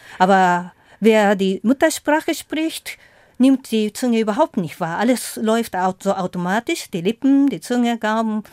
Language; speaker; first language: German; non-native, fluent; Japanese